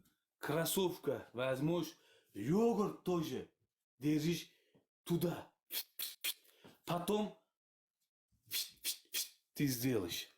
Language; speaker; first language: Russian; non-native, learner; Uzbek